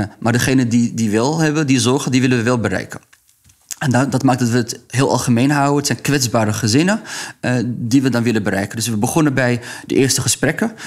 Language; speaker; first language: Dutch; early bilingual, other home language; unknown